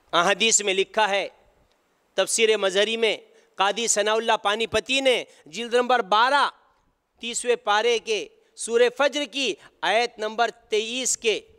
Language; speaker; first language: Urdu; native; Urdu